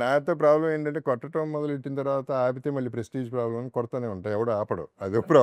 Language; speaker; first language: Telugu; native; Telugu